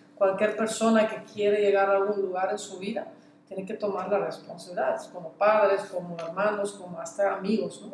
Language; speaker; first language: Spanish; non-native, fluent; Dutch